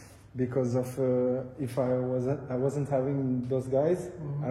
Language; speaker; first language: English; non-native, learner; French